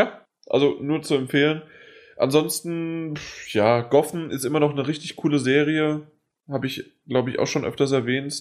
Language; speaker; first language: German; native; German